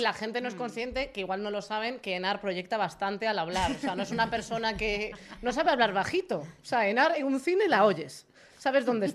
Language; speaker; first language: Spanish; native; Spanish